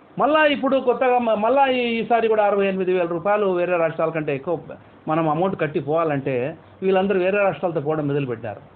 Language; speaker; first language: Telugu; non-native, local second language; Urdu